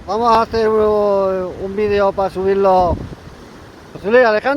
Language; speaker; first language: Spanish; native; Spanish